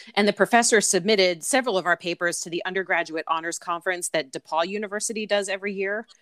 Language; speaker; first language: English; native; English